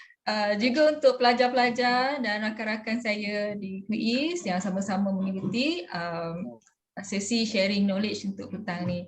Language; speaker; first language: Malay; native; Malay